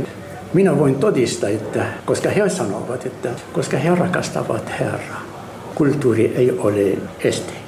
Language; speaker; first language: Finnish; non-native, fluent; Arabic